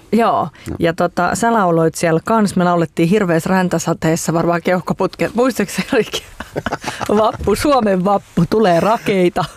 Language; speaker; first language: Finnish; native; Finnish